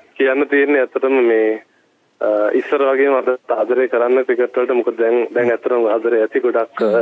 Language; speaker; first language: Sinhala; native; Sinhala